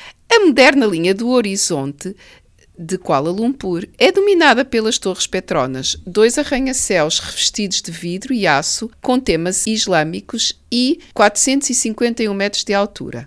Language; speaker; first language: Portuguese; native; Portuguese